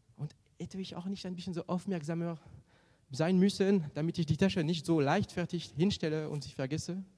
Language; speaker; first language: German; non-native, fluent; French